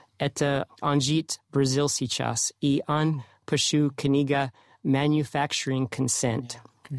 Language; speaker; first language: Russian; non-native, learner; English